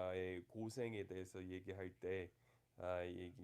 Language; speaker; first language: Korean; non-native, fluent; English